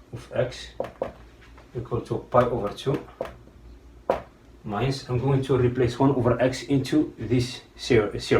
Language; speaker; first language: English; non-native, fluent; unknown